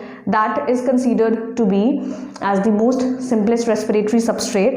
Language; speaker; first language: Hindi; native; Hindi